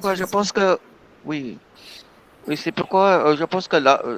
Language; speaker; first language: French; non-native, fluent; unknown